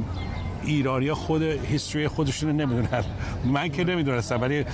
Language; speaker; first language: Persian; early bilingual, heritage; English